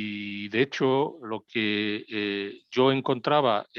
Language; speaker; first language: Spanish; native; Spanish